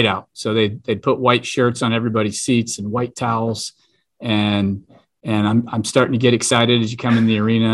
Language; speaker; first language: English; native; English